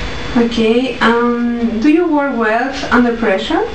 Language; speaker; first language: English; non-native, learner; Spanish